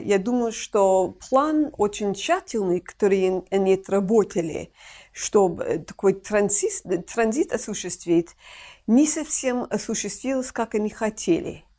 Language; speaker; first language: Russian; non-native, fluent; English